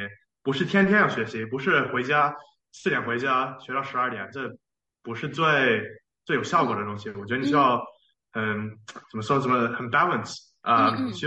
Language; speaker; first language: Chinese; early bilingual, heritage; Chinese